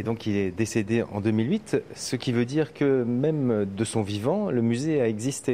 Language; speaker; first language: French; native; French